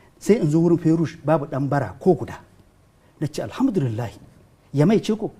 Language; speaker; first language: Hausa; non-native, local second language; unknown